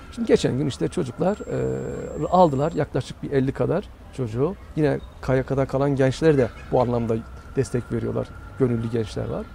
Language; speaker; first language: Turkish; native; Turkish